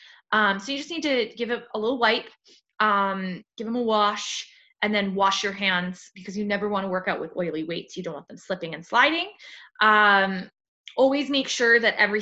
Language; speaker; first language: English; native; English